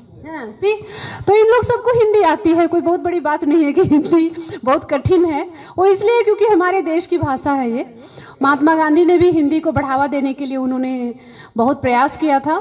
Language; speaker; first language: Hindi; native; Hindi